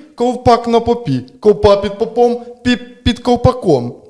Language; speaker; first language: Ukrainian; native; Ukrainian